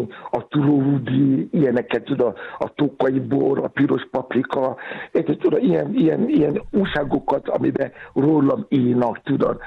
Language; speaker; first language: Hungarian; non-native, learner; Yoruba